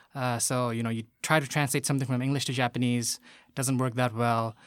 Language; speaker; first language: English; non-native, local second language; Bangla